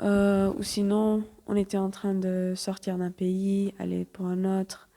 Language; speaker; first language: French; early bilingual, heritage; French